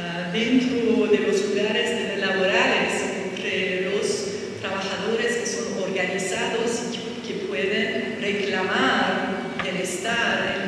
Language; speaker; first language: Spanish; non-native, fluent; French